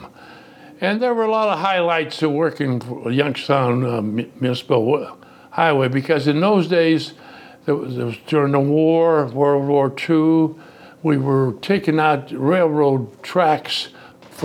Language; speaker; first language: English; early bilingual, other home language; Italian